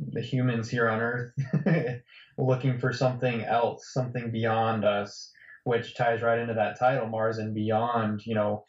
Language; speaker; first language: English; native; English